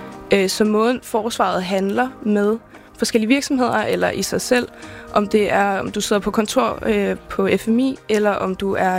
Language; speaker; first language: Danish; native; Danish